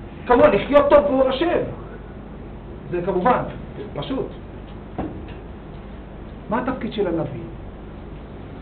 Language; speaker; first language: Hebrew; native; Hebrew